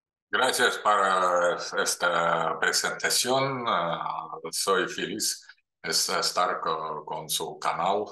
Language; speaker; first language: Spanish; non-native, fluent; Russian